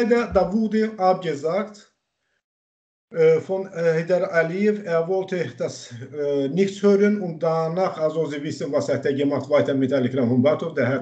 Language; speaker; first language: German; non-native, learner; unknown